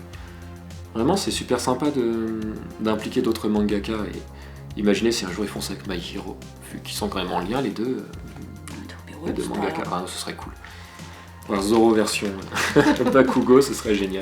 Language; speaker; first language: French; native; French